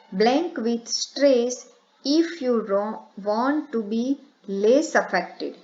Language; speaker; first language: English; non-native, local second language; Gujarati